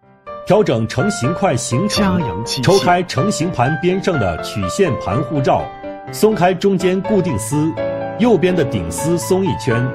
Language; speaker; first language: Chinese; native; Chinese